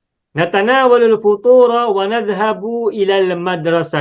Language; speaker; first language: Arabic; non-native, fluent; Indonesian